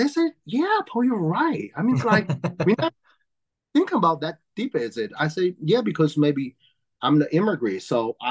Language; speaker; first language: English; non-native, learner; Chinese